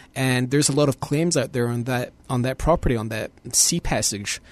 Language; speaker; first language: English; native; English